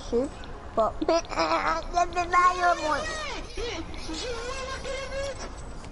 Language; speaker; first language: French; native; French